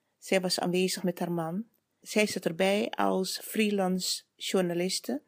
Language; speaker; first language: Dutch; native; Dutch